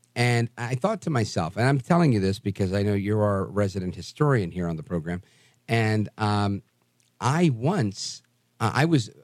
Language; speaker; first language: English; native; English